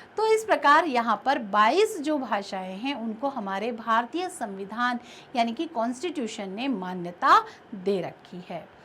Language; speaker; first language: Hindi; native; Hindi